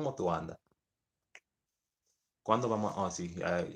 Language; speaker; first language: Spanish; early bilingual, heritage; English